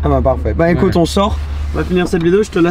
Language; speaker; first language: French; native; French